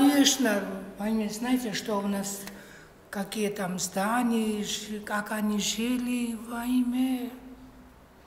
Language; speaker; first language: Russian; non-native, local second language; Georgian